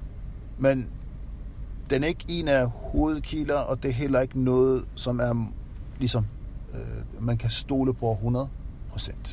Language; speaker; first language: Danish; non-native, fluent; Arabic